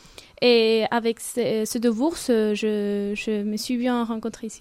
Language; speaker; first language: French; non-native, fluent; Spanish